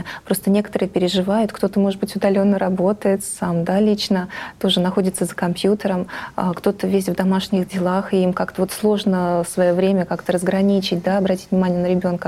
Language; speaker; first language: Russian; native; Russian